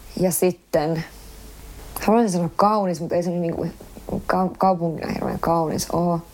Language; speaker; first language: Finnish; early bilingual, heritage; Finnish